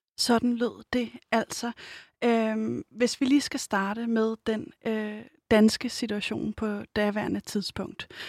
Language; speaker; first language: Danish; native; Danish